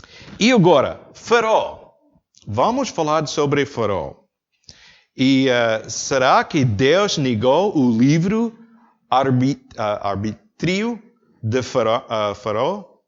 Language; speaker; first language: Portuguese; non-native, learner; English